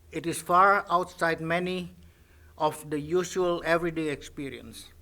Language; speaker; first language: English; non-native, fluent; Indonesian